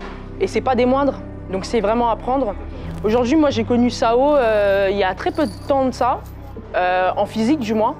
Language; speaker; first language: French; native; French